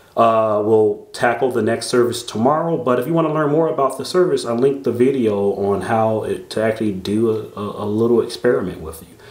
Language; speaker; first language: English; native; English